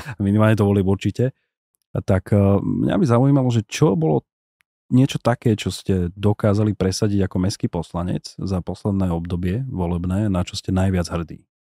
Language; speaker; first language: Slovak; native; Slovak